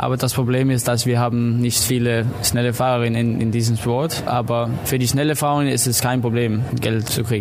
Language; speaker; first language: German; non-native, fluent; Danish